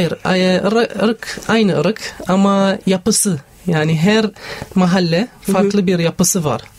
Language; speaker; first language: Turkish; non-native, learner; Arabic